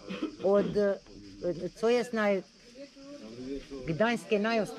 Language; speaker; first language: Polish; non-native, learner; Croatian